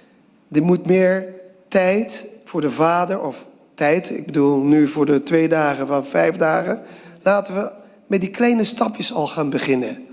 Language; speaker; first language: Dutch; non-native, local second language; Papiamento